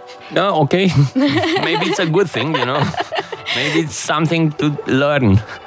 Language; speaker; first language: English; non-native, fluent; Romanian